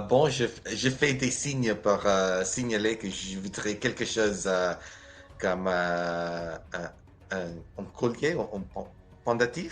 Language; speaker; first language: French; non-native, learner; English